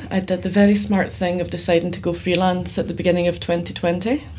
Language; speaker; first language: English; native; English